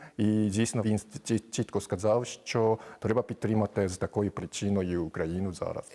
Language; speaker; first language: Ukrainian; non-native, fluent; Japanese